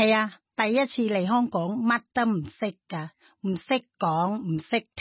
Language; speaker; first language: Chinese; non-native, fluent; Thai